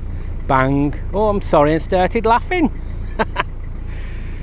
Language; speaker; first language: English; native; English